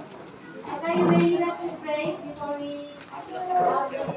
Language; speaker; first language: English; non-native, learner; Indonesian